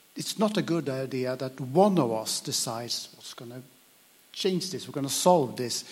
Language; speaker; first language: English; non-native, fluent; Swedish